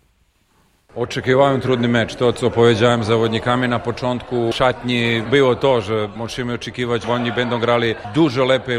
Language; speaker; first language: Polish; non-native, fluent; Serbian